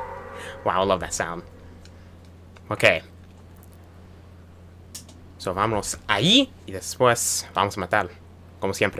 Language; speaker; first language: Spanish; early bilingual, heritage; Spanish